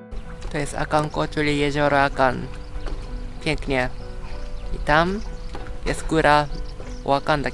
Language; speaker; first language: Polish; non-native, fluent; Japanese